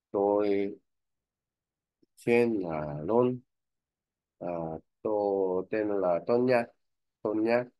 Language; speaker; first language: Vietnamese; non-native, learner; Korean